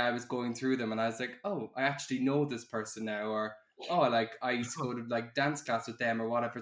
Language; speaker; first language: English; native; English